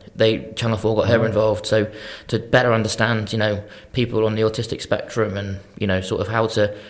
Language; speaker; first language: English; native; English